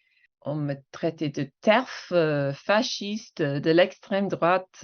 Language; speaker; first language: French; non-native, fluent; English